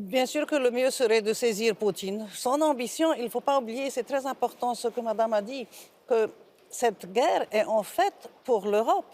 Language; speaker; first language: French; non-native, fluent; Polish